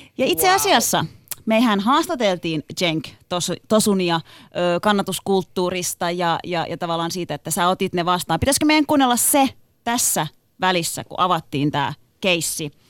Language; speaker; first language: Finnish; early bilingual, other home language; Turkish